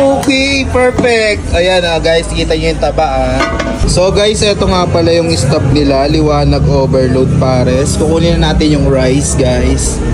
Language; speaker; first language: Filipino; native; Filipino